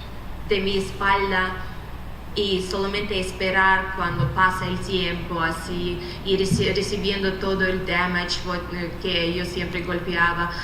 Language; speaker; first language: Spanish; non-native, fluent; Russian